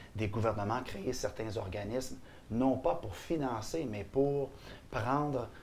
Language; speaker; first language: French; native; French